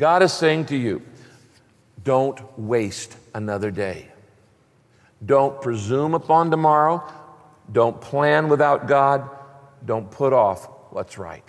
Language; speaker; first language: English; native; English